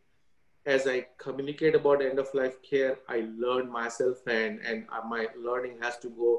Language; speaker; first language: English; non-native, local second language; Gujarati